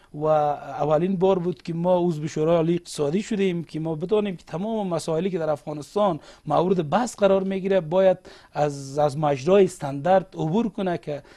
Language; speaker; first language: Persian; non-native, local second language; Uzbek